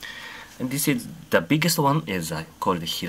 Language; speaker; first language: English; non-native, fluent; Japanese